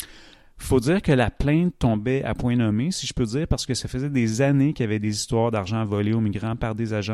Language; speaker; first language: French; native; French